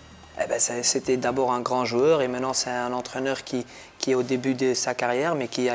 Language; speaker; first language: French; non-native, local second language; Dutch